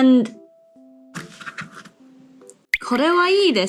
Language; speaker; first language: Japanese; non-native, learner; English